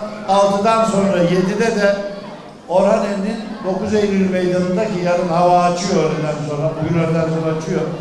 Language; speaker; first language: Turkish; native; Turkish